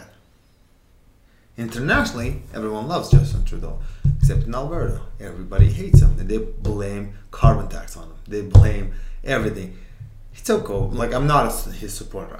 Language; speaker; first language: English; non-native, fluent; Uzbek